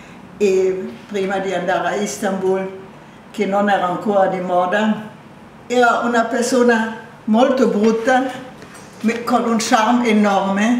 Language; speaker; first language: Italian; non-native, fluent; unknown